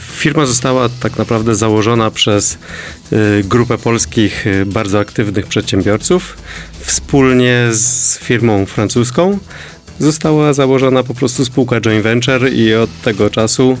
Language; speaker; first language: Polish; native; Polish